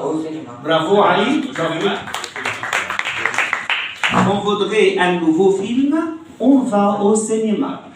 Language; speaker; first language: French; non-native, fluent; Arabic